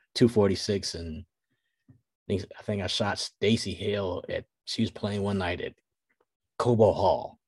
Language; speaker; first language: English; native; English